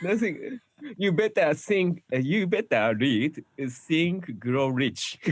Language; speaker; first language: English; non-native, learner; Japanese